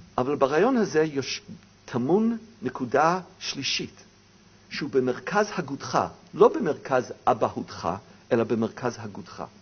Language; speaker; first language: Hebrew; non-native, fluent; English